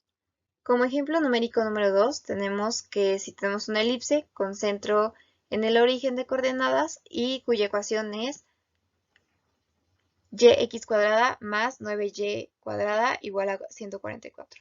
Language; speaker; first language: Spanish; native; Spanish